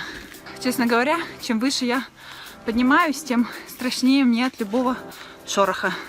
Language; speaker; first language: Russian; native; Russian